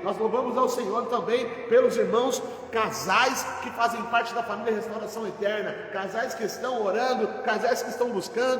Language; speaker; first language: Portuguese; native; Portuguese